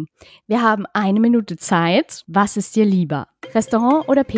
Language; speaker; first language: German; native; German